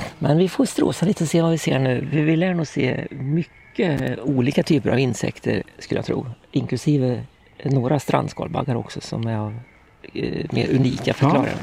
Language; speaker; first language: Swedish; native; Swedish